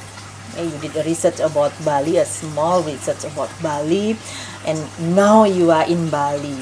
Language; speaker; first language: English; non-native, local second language; Indonesian